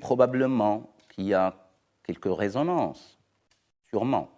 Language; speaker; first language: French; non-native, local second language; Arabic